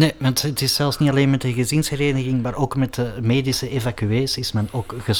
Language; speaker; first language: Dutch; native; Dutch